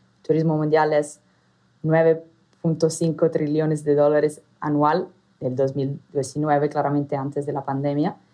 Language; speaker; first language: Spanish; non-native, fluent; Italian